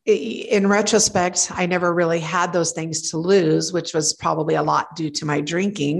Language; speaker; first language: English; native; English